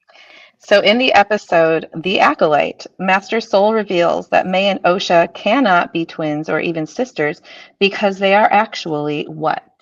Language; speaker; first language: English; native; English